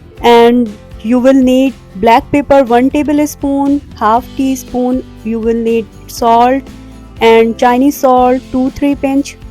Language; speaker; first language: English; non-native, local second language; Urdu